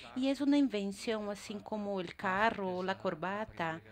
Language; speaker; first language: Spanish; non-native, fluent; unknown